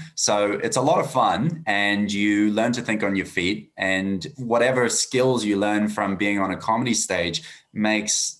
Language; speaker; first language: English; native; English